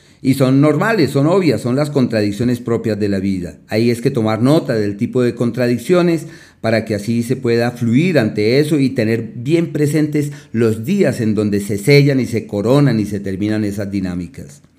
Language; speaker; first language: Spanish; native; Spanish